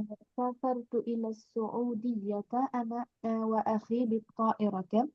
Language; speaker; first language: Arabic; non-native, learner; Albanian